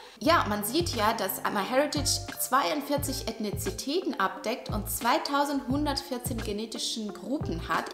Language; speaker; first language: German; non-native, fluent; Russian